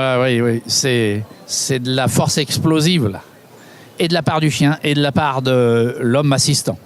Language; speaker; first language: French; native; French